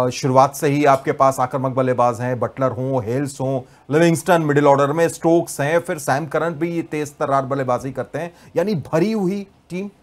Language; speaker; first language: Hindi; native; Hindi